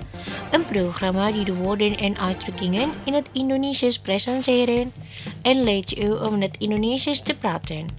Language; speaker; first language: Dutch; non-native, learner; Indonesian